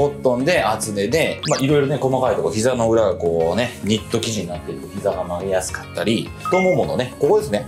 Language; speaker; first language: Japanese; native; Japanese